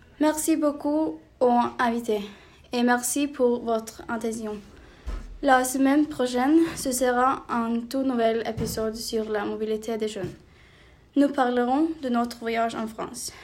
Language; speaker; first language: French; non-native, learner; Norwegian